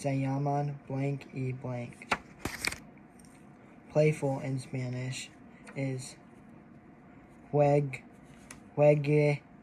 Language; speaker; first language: Spanish; non-native, learner; English